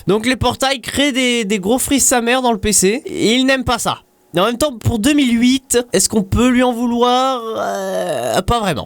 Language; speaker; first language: French; native; French